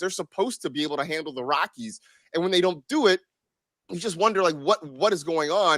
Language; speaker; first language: English; native; English